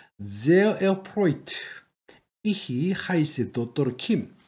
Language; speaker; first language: German; non-native, learner; Korean